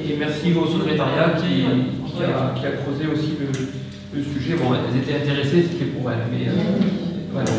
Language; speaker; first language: French; native; French